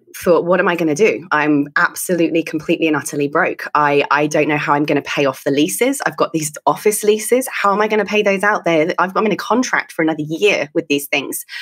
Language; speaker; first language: English; native; English